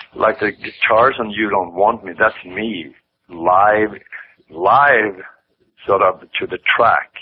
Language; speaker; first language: English; non-native, fluent; Swedish